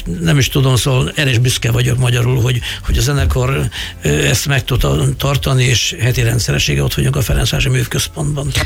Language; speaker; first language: Hungarian; native; Hungarian